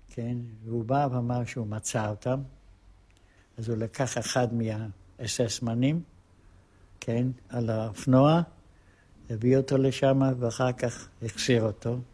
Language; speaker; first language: Hebrew; non-native, fluent; Polish